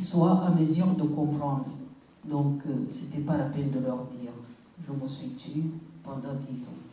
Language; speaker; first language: French; non-native, local second language; Kinyarwanda